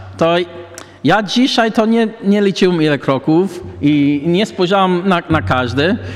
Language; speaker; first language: Polish; non-native, fluent; English